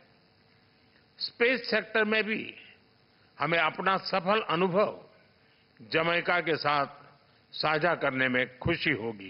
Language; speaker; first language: Hindi; native; Hindi